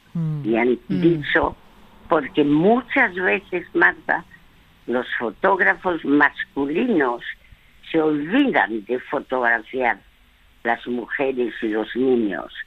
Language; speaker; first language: Spanish; early bilingual, other home language; French